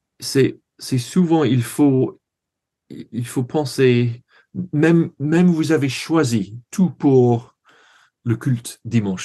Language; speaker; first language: French; non-native, fluent; English